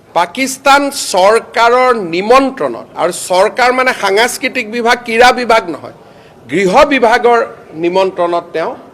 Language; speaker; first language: Assamese; native; Assamese